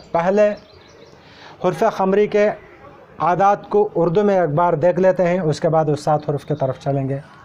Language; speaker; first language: Urdu; native; Urdu